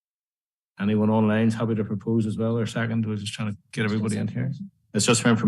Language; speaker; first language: English; native; English